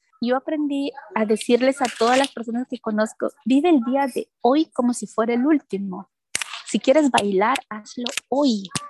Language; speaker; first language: Spanish; native; Spanish